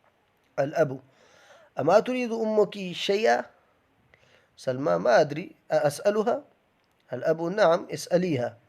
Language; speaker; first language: Arabic; non-native, fluent; Urdu